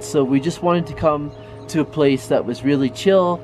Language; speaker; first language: English; native; English